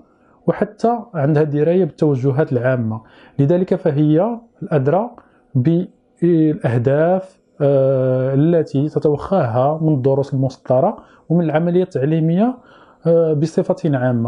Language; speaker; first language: Arabic; native; Arabic